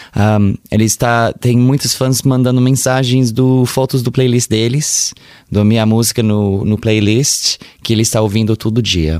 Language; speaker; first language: Portuguese; early bilingual, heritage; Portuguese